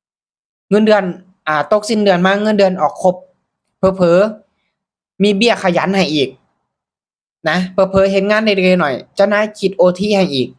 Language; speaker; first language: Thai; non-native, local second language; Northeastern Thai